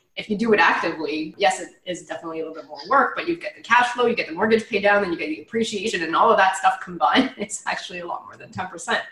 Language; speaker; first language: English; native; English